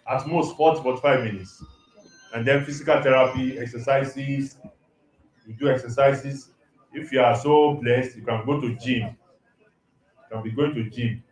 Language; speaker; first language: English; non-native, local second language; Yoruba